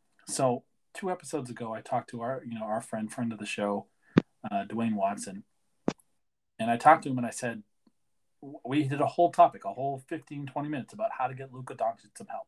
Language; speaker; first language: English; native; English